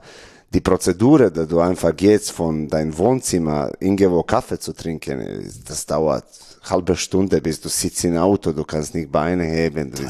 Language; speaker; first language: German; non-native, learner; Serbian